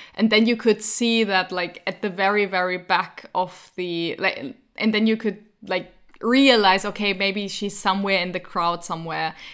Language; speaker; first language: English; non-native, fluent; German